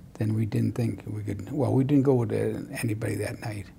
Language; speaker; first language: English; native; English